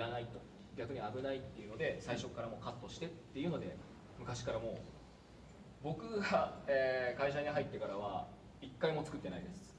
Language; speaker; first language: Japanese; native; Japanese